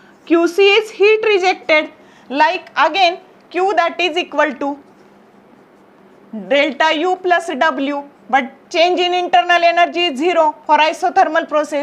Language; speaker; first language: English; non-native, local second language; Marathi